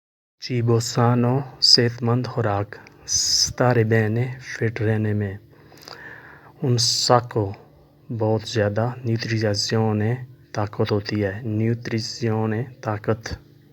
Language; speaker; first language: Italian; non-native, learner; Urdu